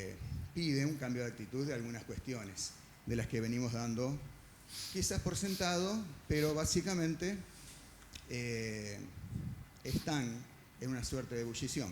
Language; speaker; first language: Spanish; native; Spanish